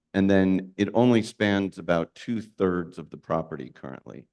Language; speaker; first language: English; native; English